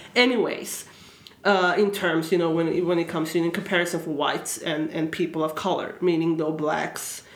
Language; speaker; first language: English; early bilingual, other home language; Swedish